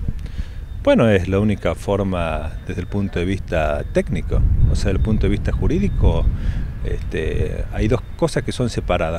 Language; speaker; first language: Spanish; native; Spanish